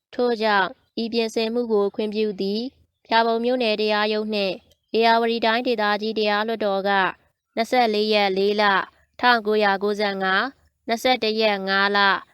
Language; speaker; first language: Burmese; native; Burmese